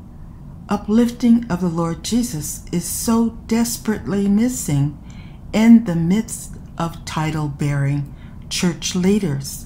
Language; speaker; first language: English; native; English